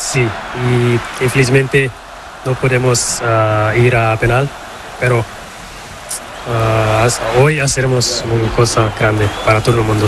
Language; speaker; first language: Spanish; non-native, learner; Portuguese